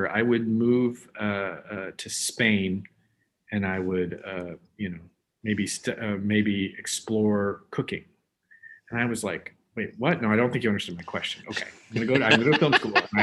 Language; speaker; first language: English; native; English